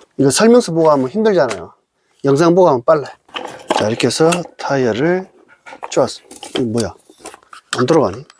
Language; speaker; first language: Korean; native; Korean